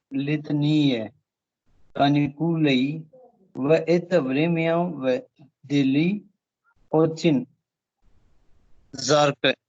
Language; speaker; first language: Russian; non-native, learner; Hindi